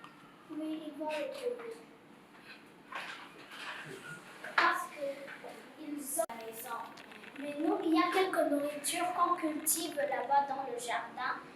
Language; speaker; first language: French; non-native, learner; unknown